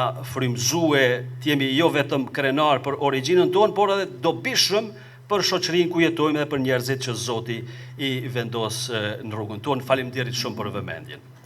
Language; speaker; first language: Albanian; native; Albanian